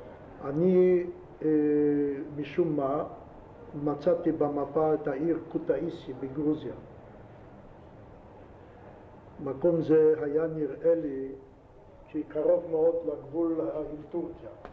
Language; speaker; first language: Hebrew; non-native, fluent; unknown